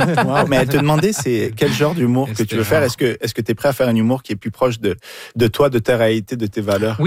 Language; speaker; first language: French; native; French